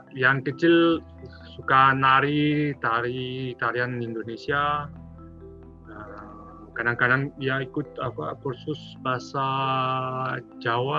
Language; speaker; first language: Indonesian; non-native, learner; French